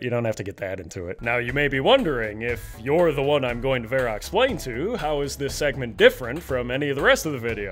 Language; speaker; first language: English; native; English